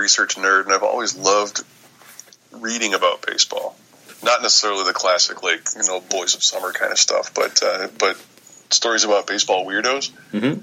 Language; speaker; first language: English; native; English